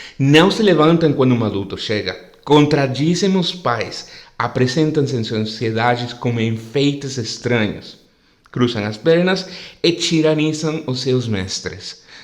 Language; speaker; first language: Portuguese; non-native, fluent; Spanish